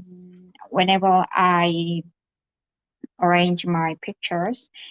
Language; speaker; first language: English; non-native, learner; Korean